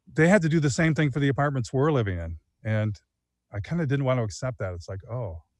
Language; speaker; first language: English; native; English